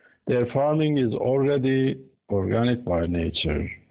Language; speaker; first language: English; non-native, fluent; Persian